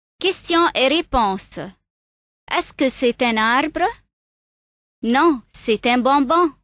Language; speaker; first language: French; non-native, fluent; Arabic